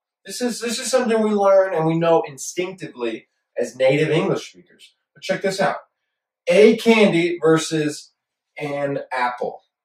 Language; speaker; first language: English; native; English